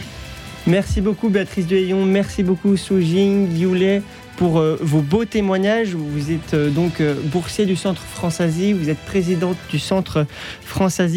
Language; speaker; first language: French; native; French